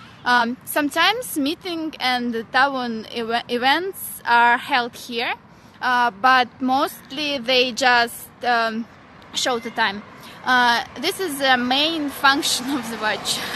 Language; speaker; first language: English; non-native, learner; Russian